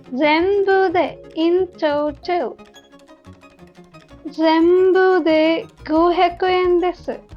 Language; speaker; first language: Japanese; non-native, learner; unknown